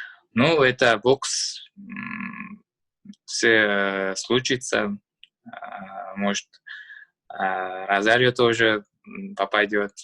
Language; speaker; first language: Russian; non-native, learner; Uzbek